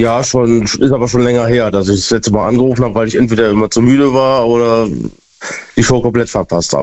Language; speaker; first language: German; native; German